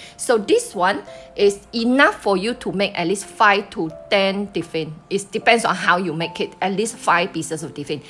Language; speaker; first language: English; non-native, local second language; Chinese